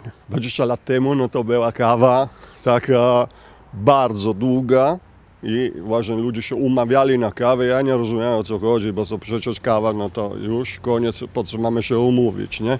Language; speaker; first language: Polish; non-native, learner; Italian